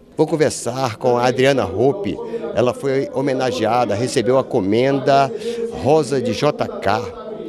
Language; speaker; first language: Portuguese; native; Portuguese